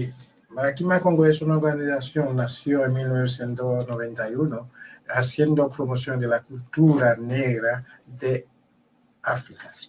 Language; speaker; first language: Spanish; non-native, learner; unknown